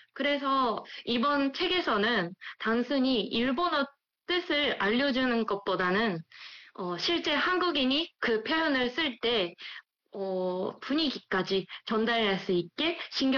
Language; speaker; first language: Korean; non-native, fluent; Japanese